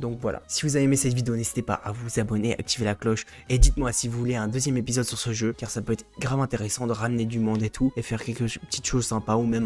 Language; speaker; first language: French; native; French